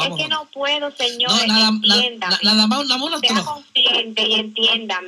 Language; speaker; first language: Spanish; native; Spanish